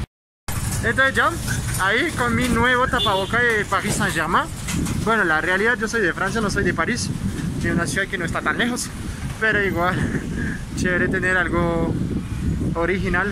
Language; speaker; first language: Spanish; non-native, fluent; French